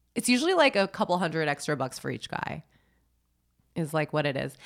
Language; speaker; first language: English; native; English